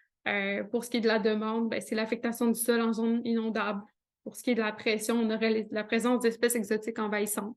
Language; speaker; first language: French; native; French